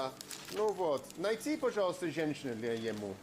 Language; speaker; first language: Russian; non-native, learner; English